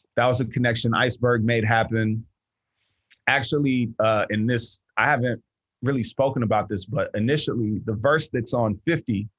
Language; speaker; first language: English; native; English